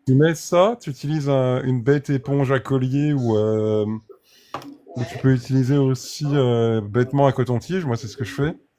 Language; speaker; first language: French; native; French